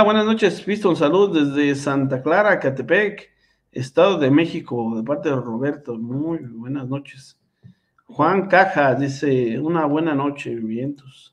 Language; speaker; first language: Spanish; native; Spanish